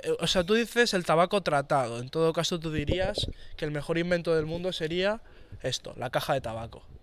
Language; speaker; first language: Spanish; native; Spanish